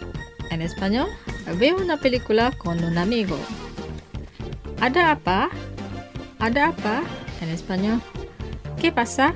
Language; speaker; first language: Spanish; non-native, fluent; Indonesian